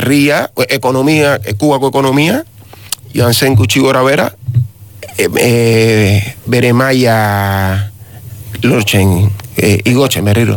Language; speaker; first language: Basque; non-native, learner; Spanish